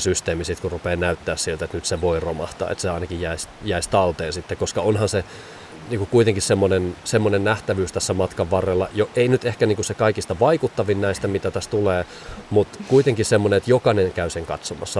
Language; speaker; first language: Finnish; native; Finnish